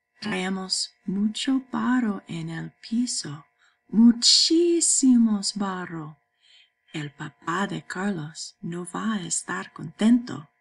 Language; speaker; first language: Spanish; non-native, fluent; English